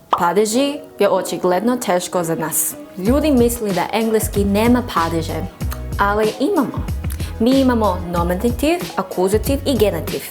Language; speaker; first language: Croatian; non-native, learner; English